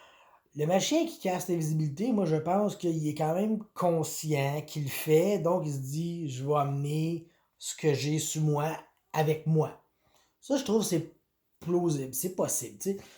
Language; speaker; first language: French; native; French